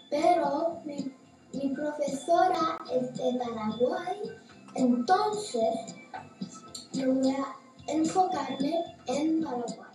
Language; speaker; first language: Spanish; non-native, learner; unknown